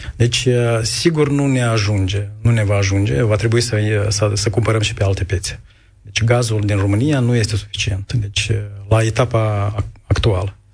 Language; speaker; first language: Romanian; native; Romanian